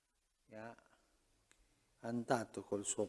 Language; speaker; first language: Italian; non-native, fluent; Spanish